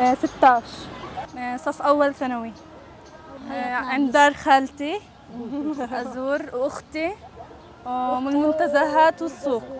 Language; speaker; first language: Arabic; native; Arabic